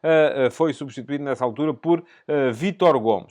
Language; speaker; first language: Portuguese; native; Portuguese